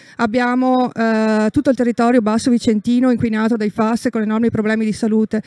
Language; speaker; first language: Italian; native; Italian